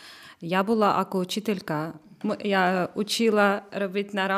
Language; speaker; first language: Slovak; non-native, learner; Ukrainian